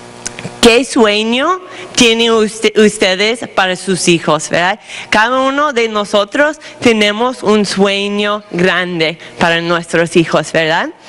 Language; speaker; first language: Spanish; non-native, fluent; English